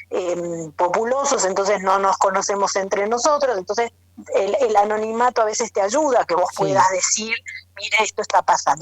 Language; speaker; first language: Spanish; native; Spanish